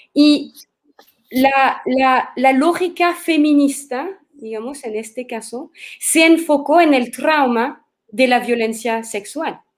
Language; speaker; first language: Spanish; non-native, fluent; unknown